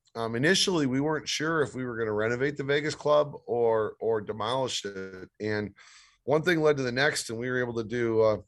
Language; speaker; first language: English; native; English